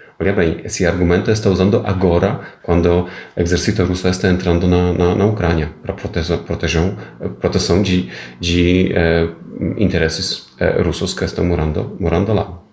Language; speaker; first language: Portuguese; non-native, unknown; Polish